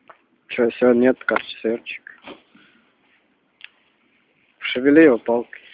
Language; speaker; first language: Russian; native; Russian